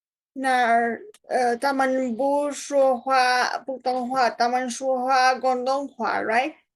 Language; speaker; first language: Chinese; non-native, learner; Romanian